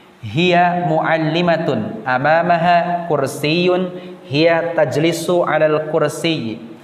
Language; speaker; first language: Arabic; non-native, fluent; Indonesian